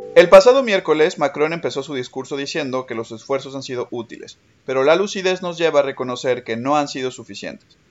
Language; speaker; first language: Spanish; native; Spanish